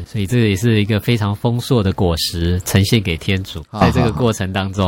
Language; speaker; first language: Chinese; native; Chinese